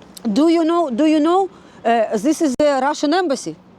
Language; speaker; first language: English; non-native, learner; Ukrainian